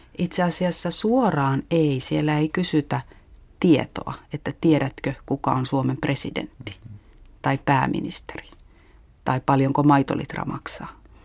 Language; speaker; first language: Finnish; native; Finnish